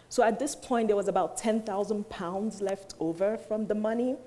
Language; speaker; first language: English; non-native, local second language; Igbo